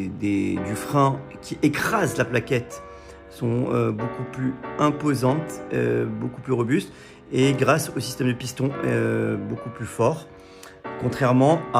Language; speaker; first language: French; native; French